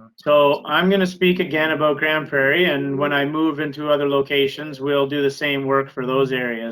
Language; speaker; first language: English; native; English